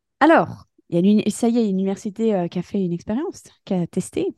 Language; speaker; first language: French; native; French